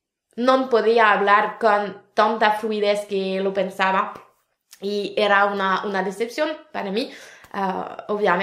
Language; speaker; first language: Spanish; non-native, fluent; French